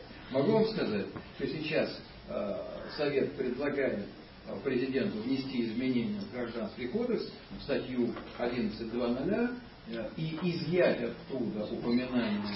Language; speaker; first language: Russian; native; Russian